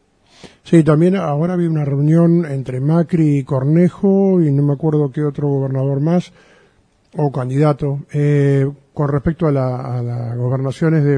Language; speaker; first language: Spanish; native; Spanish